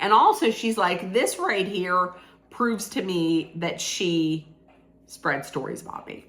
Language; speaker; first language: English; native; English